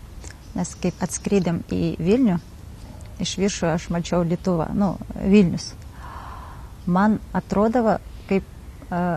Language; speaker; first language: Lithuanian; non-native, learner; Kazakh